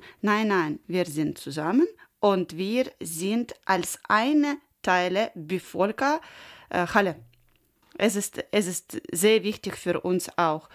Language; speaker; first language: German; non-native, learner; Ukrainian